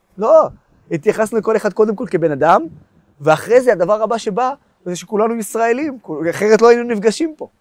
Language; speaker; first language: Hebrew; non-native, local second language; Arabic